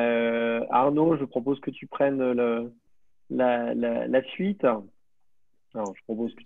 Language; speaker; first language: French; native; French